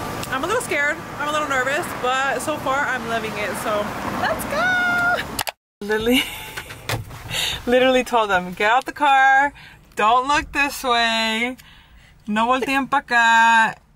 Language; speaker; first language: English; early bilingual, other home language; Spanish